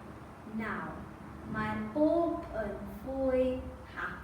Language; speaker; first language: Welsh; non-native, learner; English